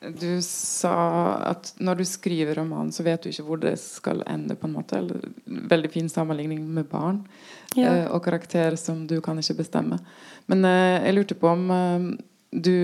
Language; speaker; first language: Norwegian; non-native, fluent; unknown